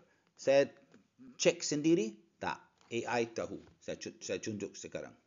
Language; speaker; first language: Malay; non-native, learner; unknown